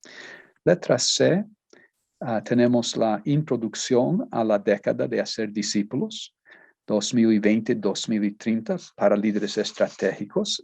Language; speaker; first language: Spanish; non-native, fluent; Portuguese